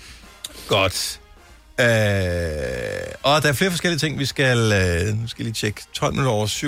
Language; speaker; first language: Danish; native; Danish